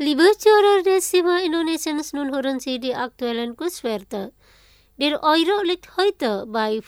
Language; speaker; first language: German; non-native, fluent; Indonesian